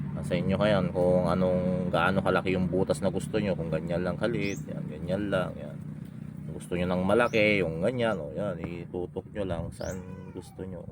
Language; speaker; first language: Filipino; non-native, local second language; Iloko